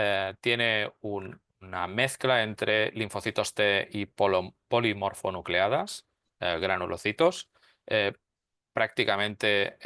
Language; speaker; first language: Spanish; native; Spanish